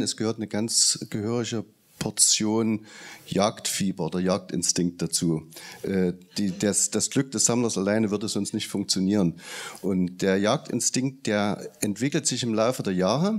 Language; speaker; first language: German; native; German